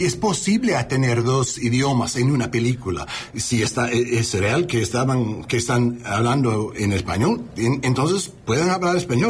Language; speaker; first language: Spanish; non-native, learner; English